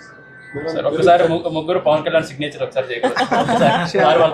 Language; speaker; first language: Telugu; native; Telugu